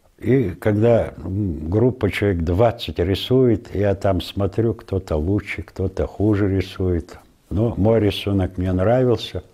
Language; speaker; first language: Russian; non-native, local second language; Ingush